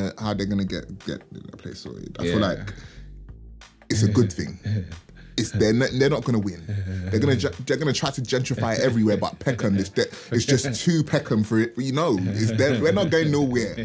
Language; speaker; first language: English; native; English